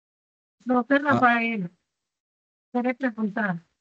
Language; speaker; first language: Spanish; native; Spanish